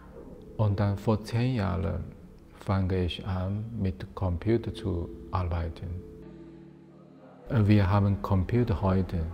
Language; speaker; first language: German; non-native, fluent; Chinese